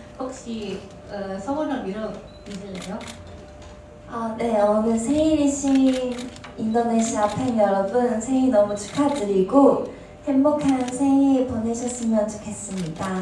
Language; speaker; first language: Korean; non-native, fluent; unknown